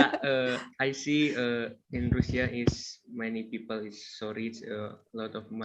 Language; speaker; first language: English; non-native, learner; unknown